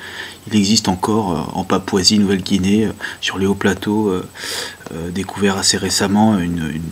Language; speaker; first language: French; native; French